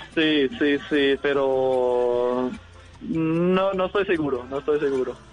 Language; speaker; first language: Spanish; non-native, fluent; German